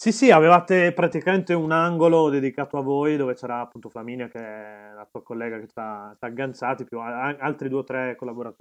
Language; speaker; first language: Italian; native; Italian